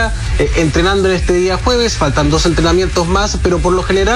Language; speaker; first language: Spanish; native; Spanish